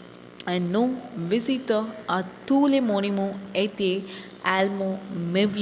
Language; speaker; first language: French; non-native, fluent; Tamil